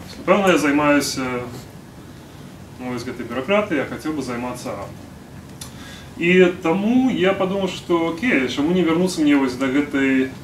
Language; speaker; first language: Belarusian; non-native, local second language; Russian